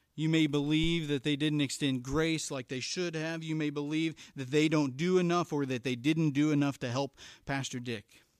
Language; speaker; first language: English; native; English